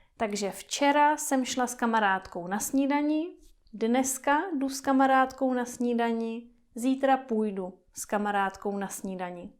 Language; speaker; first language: Czech; native; Czech